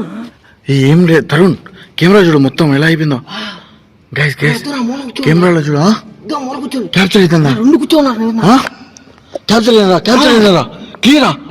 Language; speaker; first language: Telugu; native; Telugu